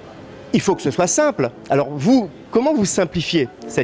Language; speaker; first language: French; native; French